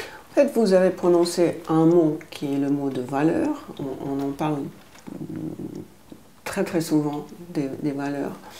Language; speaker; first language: French; non-native, fluent; Russian